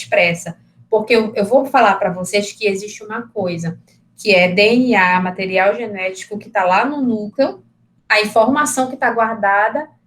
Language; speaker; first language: Portuguese; native; Portuguese